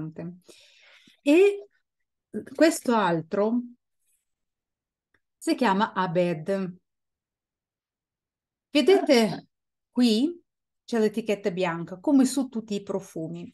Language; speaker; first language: Italian; non-native, fluent; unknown